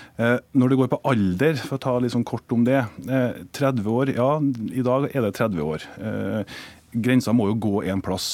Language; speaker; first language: Norwegian; native; Norwegian